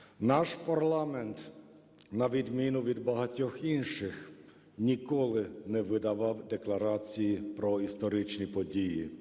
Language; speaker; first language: Ukrainian; non-native, fluent; Finnish